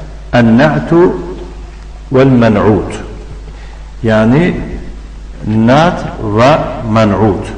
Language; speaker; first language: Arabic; non-native, fluent; Tajik